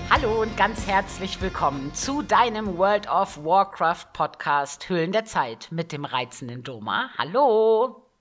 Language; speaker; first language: German; native; German